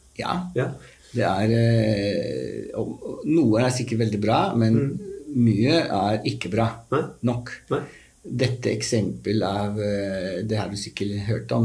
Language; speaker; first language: Norwegian; non-native, fluent; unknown